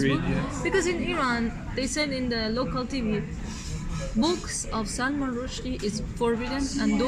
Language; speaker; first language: English; non-native, learner; Persian